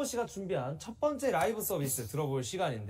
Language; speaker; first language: Korean; native; Korean